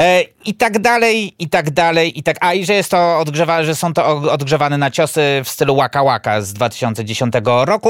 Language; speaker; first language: Polish; native; Polish